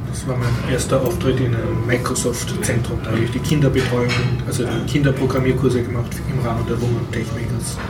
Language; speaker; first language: German; native; German